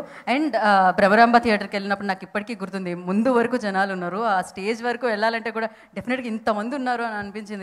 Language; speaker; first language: Telugu; native; Telugu